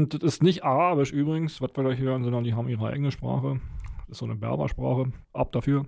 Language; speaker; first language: German; native; German